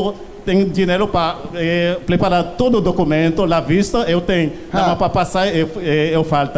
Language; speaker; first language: Portuguese; non-native, learner; Haitian Creole